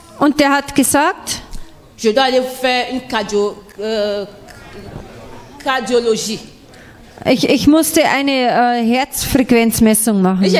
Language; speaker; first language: German; non-native, fluent; French